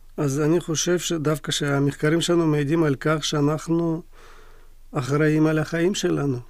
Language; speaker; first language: Hebrew; non-native, fluent; Russian